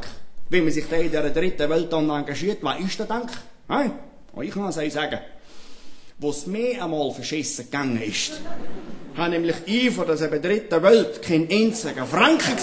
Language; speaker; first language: German; native; German